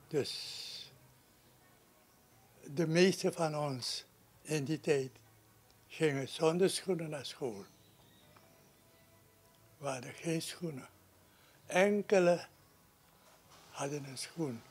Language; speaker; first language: Dutch; non-native, local second language; Sranan Tongo